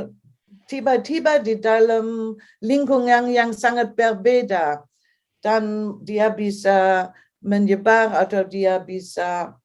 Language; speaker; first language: Indonesian; non-native, fluent; German